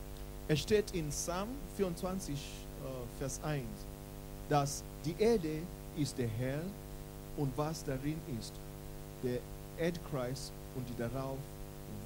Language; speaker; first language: German; non-native, learner; English